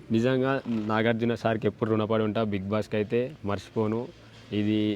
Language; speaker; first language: Telugu; native; Telugu